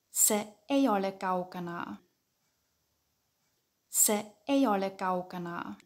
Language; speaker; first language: Finnish; non-native, fluent; German